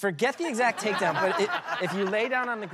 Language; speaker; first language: English; native; English